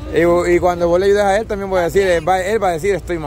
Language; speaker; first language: Spanish; native; Spanish